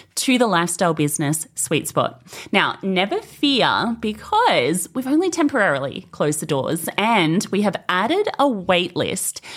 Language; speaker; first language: English; native; English